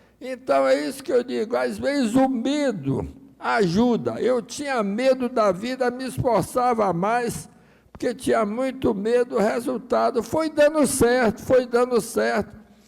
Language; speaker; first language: Portuguese; early bilingual, other home language; Russian